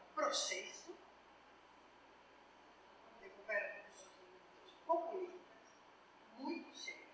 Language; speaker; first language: Portuguese; non-native, learner; Spanish